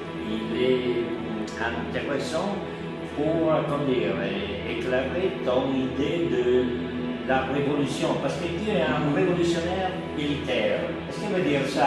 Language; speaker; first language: French; non-native, fluent; Italian